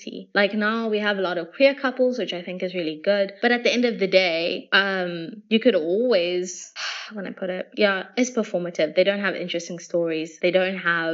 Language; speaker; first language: English; native; English